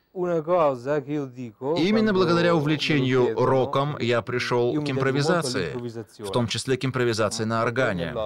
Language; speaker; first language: Russian; non-native, fluent; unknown